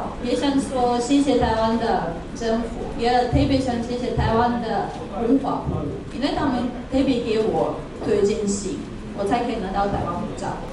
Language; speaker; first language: Chinese; non-native, fluent; Russian